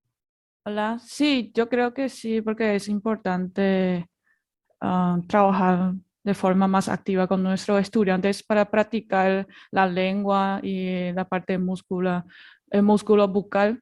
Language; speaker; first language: Spanish; non-native, fluent; Chinese